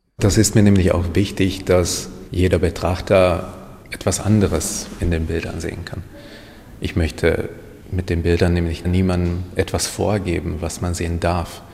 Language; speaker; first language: German; non-native, fluent; Hungarian